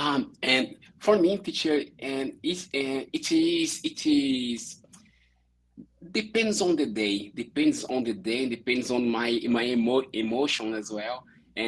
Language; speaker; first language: English; non-native, learner; Portuguese